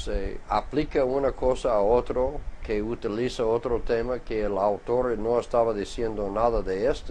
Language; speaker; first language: Spanish; non-native, fluent; English